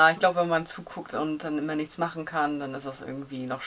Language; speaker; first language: German; native; German